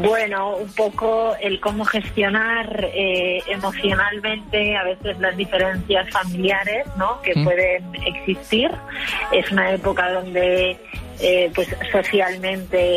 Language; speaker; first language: Spanish; native; Spanish